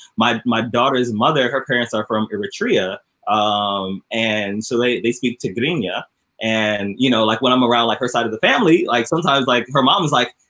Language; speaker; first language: English; native; English